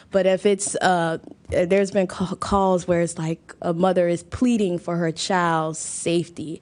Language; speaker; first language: English; native; English